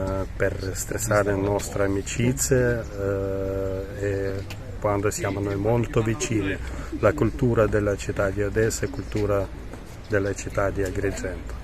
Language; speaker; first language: Italian; non-native, learner; Ukrainian